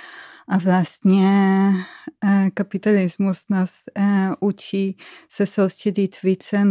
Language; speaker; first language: Czech; non-native, fluent; Hebrew